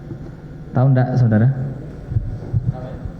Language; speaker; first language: Indonesian; native; Indonesian